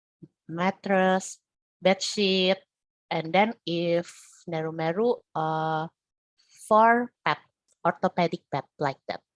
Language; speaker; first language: English; non-native, learner; Indonesian